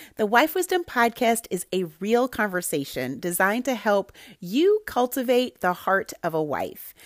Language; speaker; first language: English; native; English